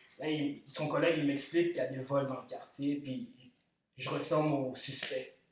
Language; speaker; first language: French; early bilingual, other home language; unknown